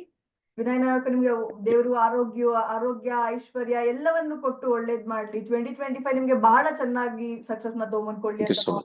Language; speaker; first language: Kannada; native; Kannada